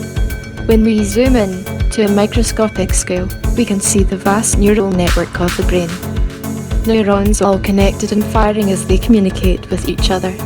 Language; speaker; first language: English; native; English